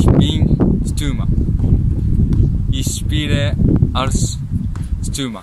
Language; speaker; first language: German; non-native, learner; Japanese